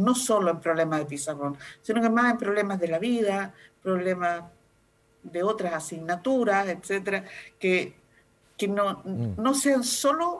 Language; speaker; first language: Spanish; native; Spanish